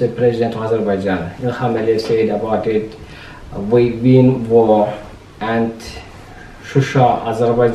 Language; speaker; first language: English; non-native, learner; Azerbaijani